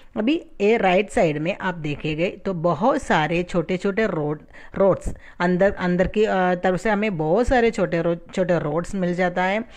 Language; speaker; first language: Hindi; non-native, fluent; Tamil